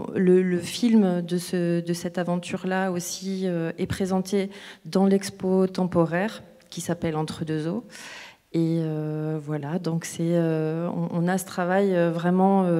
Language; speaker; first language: French; native; French